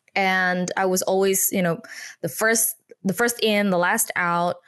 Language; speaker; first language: English; non-native, fluent; Indonesian